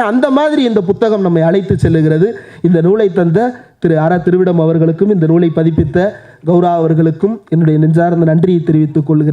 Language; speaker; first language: Tamil; native; Tamil